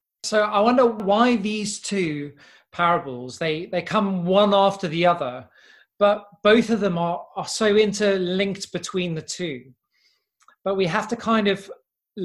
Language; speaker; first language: English; native; English